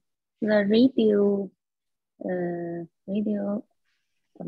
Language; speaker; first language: English; non-native, learner; Chinese